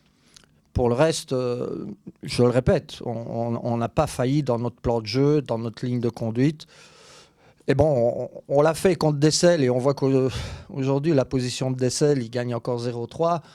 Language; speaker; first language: French; native; French